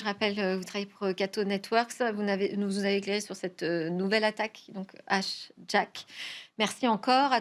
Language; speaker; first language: French; native; French